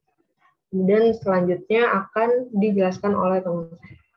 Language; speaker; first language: Indonesian; native; Indonesian